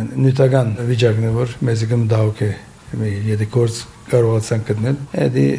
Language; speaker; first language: Armenian; early bilingual, heritage; Armenian